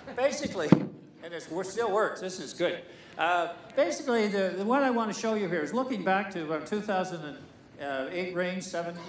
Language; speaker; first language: English; native; English